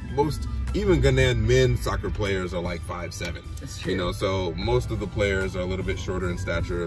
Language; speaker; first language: English; native; English